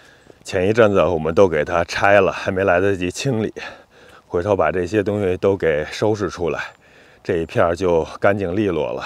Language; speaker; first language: Chinese; native; Chinese